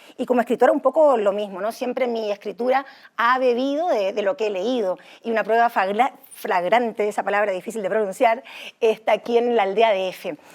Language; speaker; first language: Spanish; native; Spanish